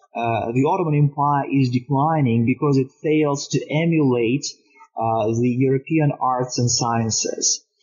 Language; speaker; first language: English; non-native, fluent; Romanian